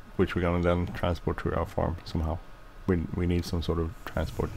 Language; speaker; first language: English; non-native, fluent; Swedish